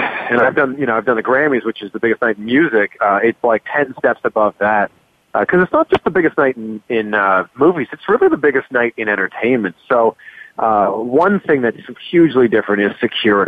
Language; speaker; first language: English; native; English